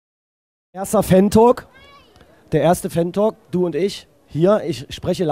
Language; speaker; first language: German; native; German